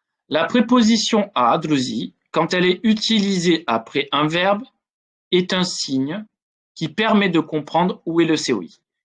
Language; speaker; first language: French; native; French